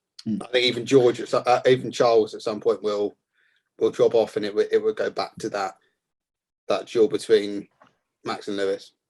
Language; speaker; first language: English; native; English